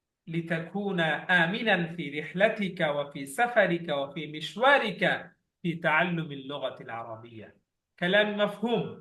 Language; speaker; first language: Arabic; non-native, fluent; Bangla